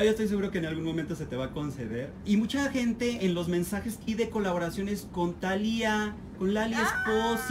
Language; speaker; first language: Spanish; native; Spanish